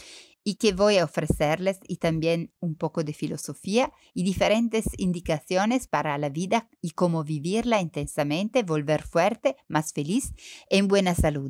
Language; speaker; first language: Spanish; non-native, learner; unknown